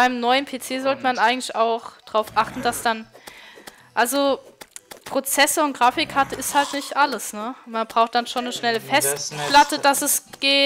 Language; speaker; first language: German; native; German